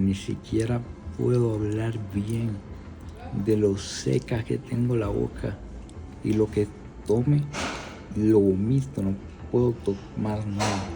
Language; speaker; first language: Spanish; native; Spanish